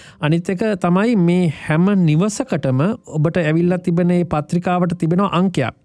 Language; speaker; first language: Sinhala; native; Sinhala